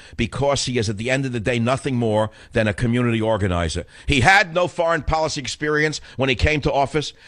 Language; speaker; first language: English; native; English